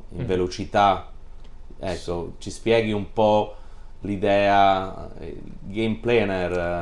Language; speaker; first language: Italian; native; Italian